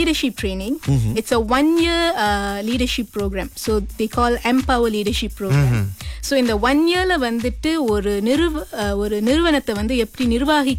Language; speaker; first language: Tamil; early bilingual, heritage; Tamil